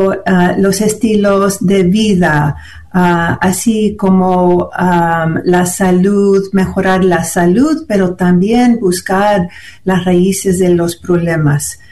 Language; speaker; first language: Spanish; early bilingual, heritage; Spanish